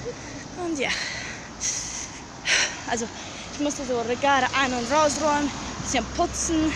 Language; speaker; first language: German; early bilingual, other home language; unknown